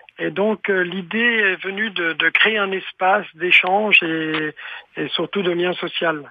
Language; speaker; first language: French; native; French